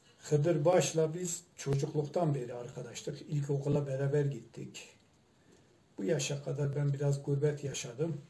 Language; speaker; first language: Turkish; non-native, local second language; Zaza